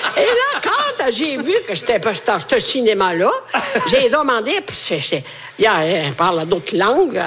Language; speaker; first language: French; non-native, fluent; Italian